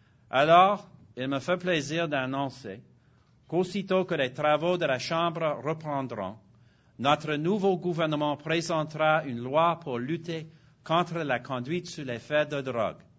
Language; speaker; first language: French; non-native, fluent; English